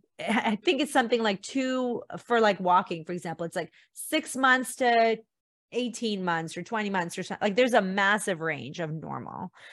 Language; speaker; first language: English; early bilingual, other home language; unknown